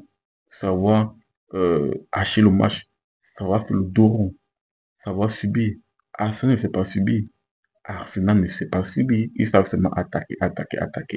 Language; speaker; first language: French; native; French